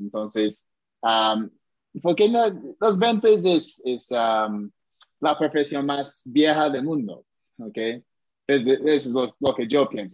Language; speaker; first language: Spanish; non-native, fluent; English